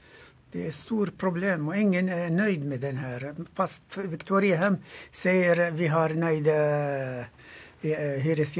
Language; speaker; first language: Swedish; non-native, fluent; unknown